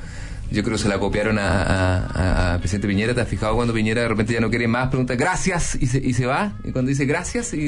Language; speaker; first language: Spanish; native; Spanish